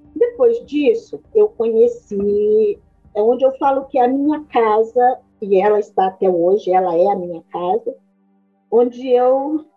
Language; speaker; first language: Portuguese; native; Portuguese